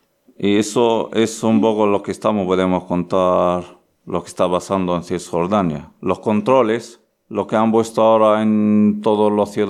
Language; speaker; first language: Spanish; non-native, learner; Arabic